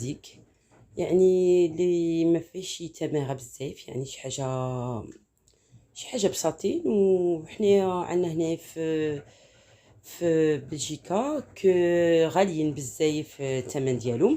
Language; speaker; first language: Arabic; native; Arabic